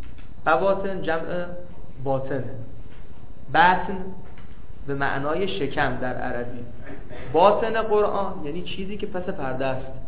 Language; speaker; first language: Persian; native; Persian